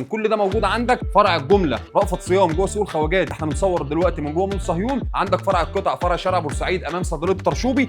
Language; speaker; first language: Arabic; native; Arabic